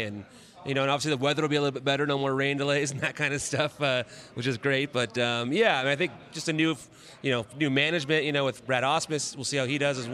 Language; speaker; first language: English; native; English